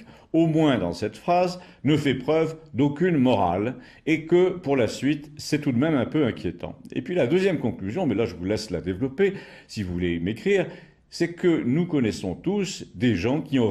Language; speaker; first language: French; native; French